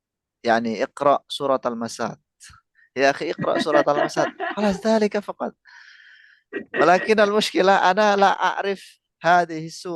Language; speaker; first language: Arabic; non-native, fluent; Indonesian